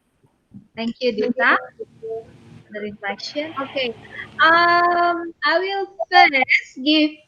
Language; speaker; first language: English; non-native, fluent; Indonesian